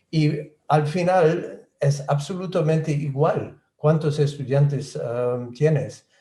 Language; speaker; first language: Spanish; non-native, fluent; English